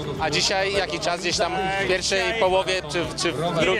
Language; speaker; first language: Polish; native; Polish